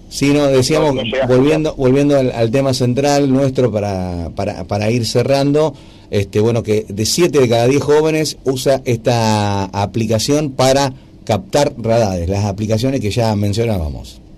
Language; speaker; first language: Spanish; native; Spanish